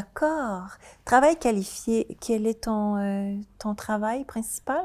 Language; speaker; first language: French; native; French